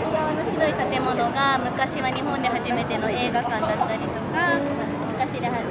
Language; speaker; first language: Japanese; native; Japanese